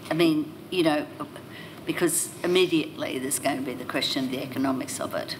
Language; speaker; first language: English; native; English